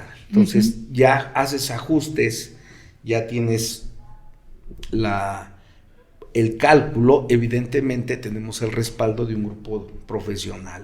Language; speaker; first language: Spanish; native; Spanish